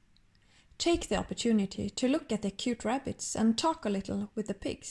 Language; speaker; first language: English; non-native, fluent; Swedish